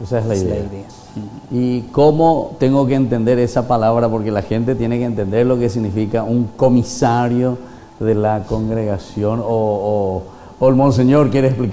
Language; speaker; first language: Spanish; native; Spanish